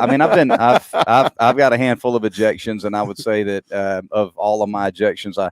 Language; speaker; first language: English; native; English